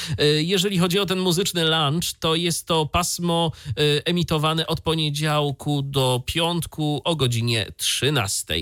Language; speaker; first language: Polish; native; Polish